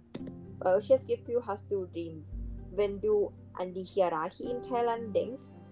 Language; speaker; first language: German; non-native, learner; Thai